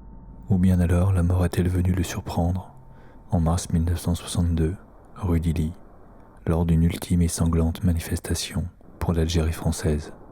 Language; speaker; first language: French; native; French